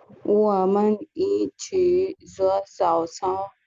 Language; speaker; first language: Chinese; non-native, learner; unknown